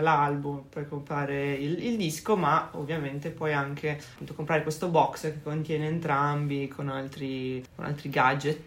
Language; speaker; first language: Italian; native; Italian